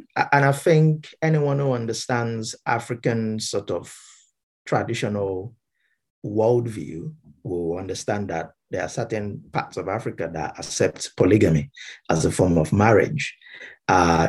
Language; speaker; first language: English; non-native, local second language; Yoruba